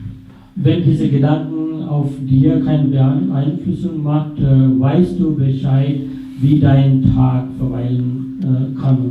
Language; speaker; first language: German; non-native, fluent; Sinhala